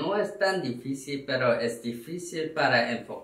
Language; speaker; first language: Spanish; non-native, learner; Korean